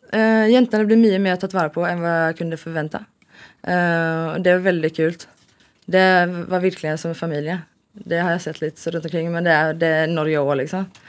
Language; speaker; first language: Swedish; native; Swedish